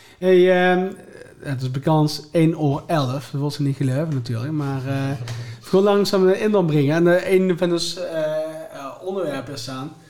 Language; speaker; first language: Dutch; native; Dutch